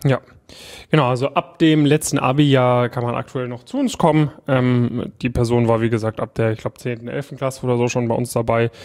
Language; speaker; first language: German; native; German